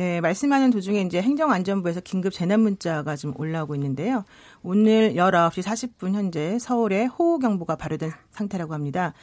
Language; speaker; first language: Korean; native; Korean